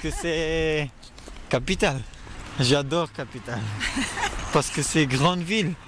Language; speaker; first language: French; non-native, learner; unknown